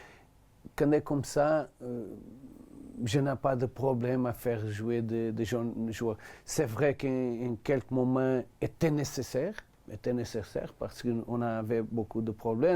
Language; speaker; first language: French; non-native, learner; Portuguese